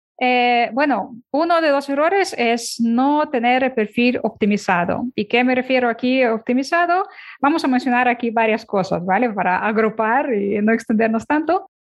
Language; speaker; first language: Spanish; non-native, fluent; Ukrainian